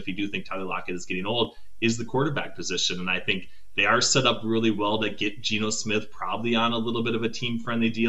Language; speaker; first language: English; native; English